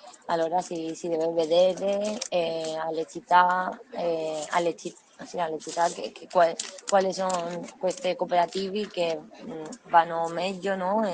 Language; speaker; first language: Italian; non-native, learner; Spanish